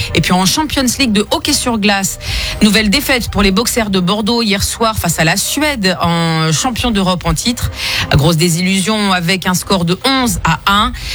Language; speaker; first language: French; native; French